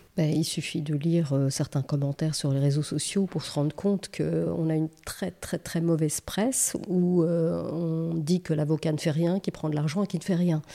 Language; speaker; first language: French; native; French